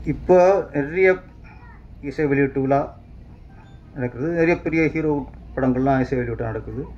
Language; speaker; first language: Tamil; native; Tamil